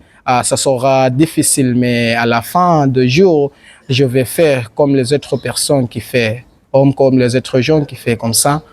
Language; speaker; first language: French; non-native, learner; Swahili